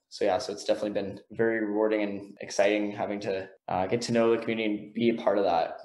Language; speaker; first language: English; native; English